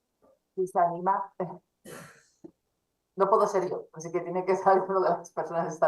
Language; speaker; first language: Spanish; native; Spanish